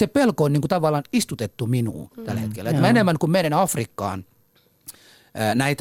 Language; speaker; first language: Finnish; early bilingual, other home language; Somali